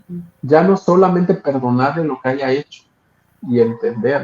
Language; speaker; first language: Spanish; native; Spanish